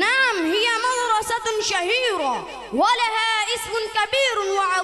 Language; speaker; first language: Arabic; non-native, learner; Urdu